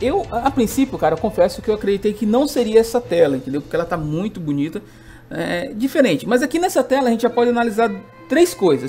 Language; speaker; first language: Portuguese; native; Portuguese